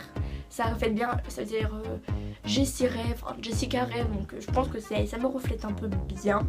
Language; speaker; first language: French; native; French